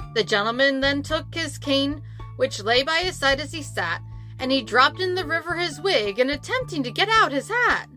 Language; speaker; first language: English; native; English